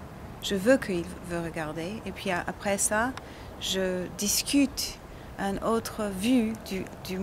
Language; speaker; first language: French; non-native, learner; English